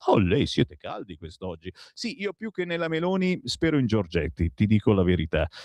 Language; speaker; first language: Italian; native; Italian